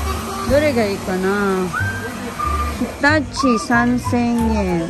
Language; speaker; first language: Japanese; non-native, fluent; Filipino